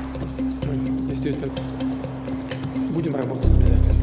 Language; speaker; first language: Russian; native; Russian